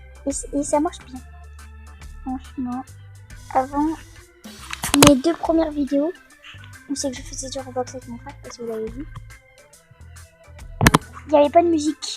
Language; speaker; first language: French; native; French